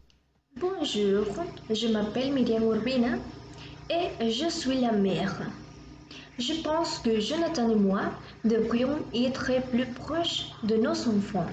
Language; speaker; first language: French; non-native, learner; Spanish